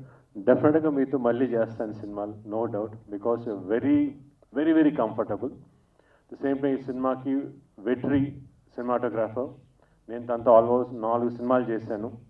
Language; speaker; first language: Telugu; native; Telugu